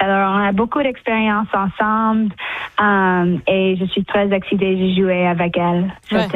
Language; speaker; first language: French; non-native, local second language; English